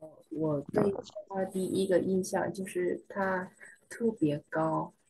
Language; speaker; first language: Chinese; non-native, learner; Vietnamese